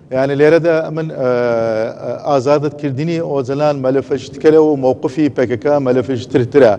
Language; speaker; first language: Central Kurdish; non-native, local second language; Azerbaijani